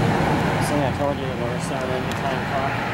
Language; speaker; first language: English; native; English